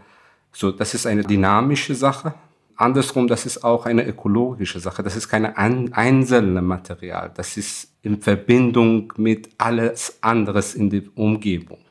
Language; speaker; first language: German; non-native, fluent; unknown